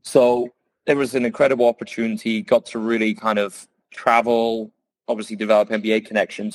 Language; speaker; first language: English; native; English